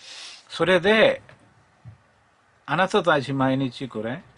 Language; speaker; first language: Japanese; non-native, learner; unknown